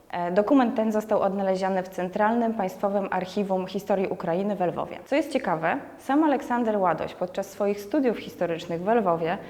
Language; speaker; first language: Polish; native; Polish